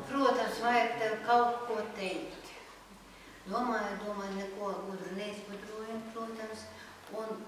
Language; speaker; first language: Latvian; non-native, local second language; Russian